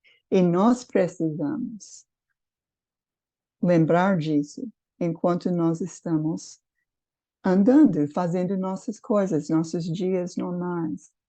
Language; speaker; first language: Portuguese; non-native, fluent; English